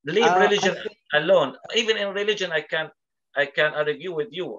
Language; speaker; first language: English; non-native, fluent; Arabic